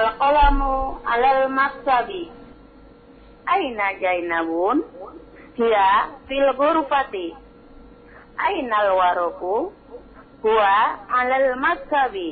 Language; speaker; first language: Arabic; non-native, learner; Indonesian